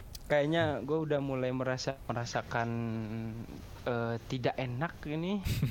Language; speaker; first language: Indonesian; non-native, local second language; Sundanese